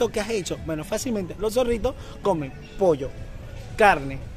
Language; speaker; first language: Spanish; native; Spanish